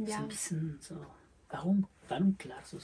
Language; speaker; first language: German; non-native, learner; Spanish